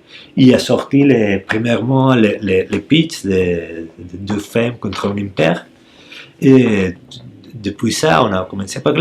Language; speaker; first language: French; non-native, learner; Spanish